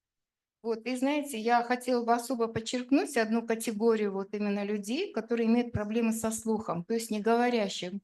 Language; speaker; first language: Russian; native; Russian